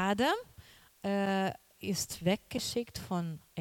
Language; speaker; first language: German; non-native, learner; Portuguese